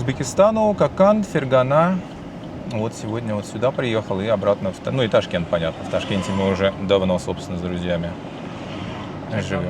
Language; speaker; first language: Russian; native; Russian